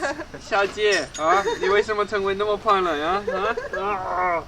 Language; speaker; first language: Chinese; non-native, fluent; Dutch